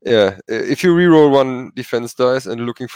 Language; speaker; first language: English; non-native, fluent; German